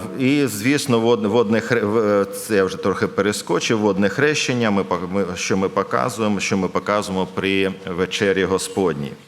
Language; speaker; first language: Ukrainian; non-native, local second language; Russian